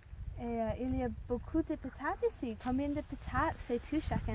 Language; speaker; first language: French; non-native, learner; English